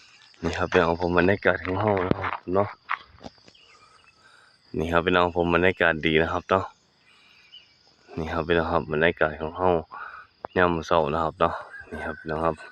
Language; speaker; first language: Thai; non-native, local second language; Northeastern Thai